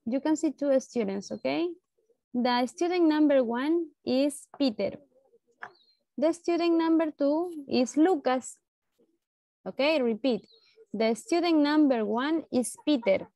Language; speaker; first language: English; non-native, learner; Spanish